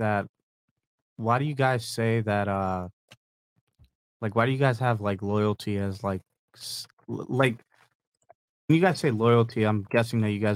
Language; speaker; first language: English; native; English